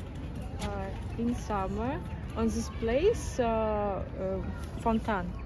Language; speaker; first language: English; non-native, learner; Russian